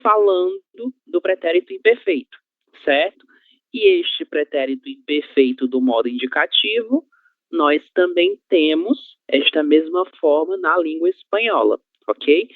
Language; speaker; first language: Portuguese; non-native, fluent; Spanish